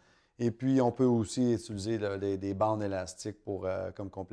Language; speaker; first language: French; native; French